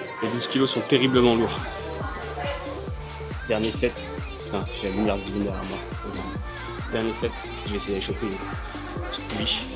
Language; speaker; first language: French; native; French